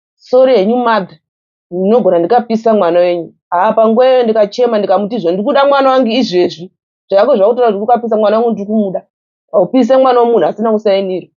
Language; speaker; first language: Shona; native; Shona